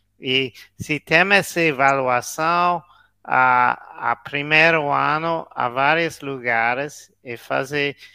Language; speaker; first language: Portuguese; non-native, learner; English